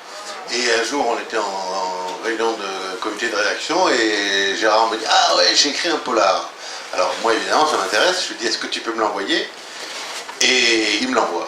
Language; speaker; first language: French; native; French